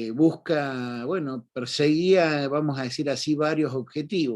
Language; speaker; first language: Spanish; native; Spanish